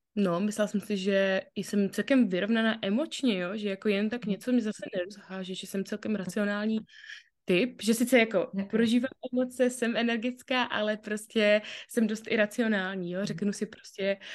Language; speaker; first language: Czech; native; Czech